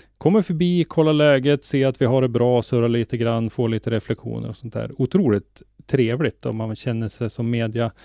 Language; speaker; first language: Swedish; native; Swedish